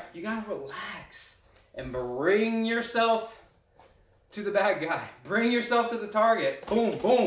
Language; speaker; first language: English; native; English